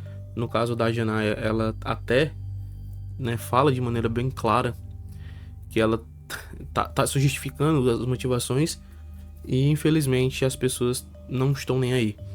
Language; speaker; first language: Portuguese; native; Portuguese